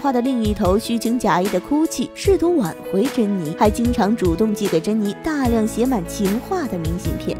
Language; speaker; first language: Chinese; native; Chinese